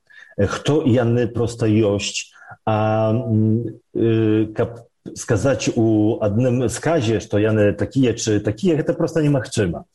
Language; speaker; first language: Polish; non-native, local second language; Belarusian